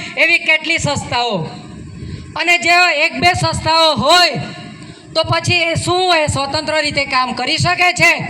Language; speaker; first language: Gujarati; non-native, local second language; Bhili